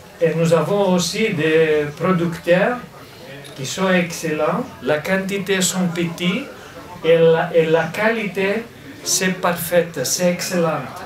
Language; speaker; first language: French; non-native, fluent; Greek